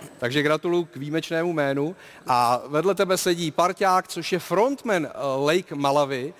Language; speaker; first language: Czech; native; Czech